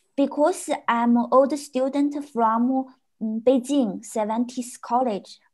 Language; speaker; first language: Spanish; non-native, learner; Chinese